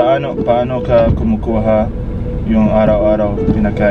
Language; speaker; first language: Filipino; non-native, learner; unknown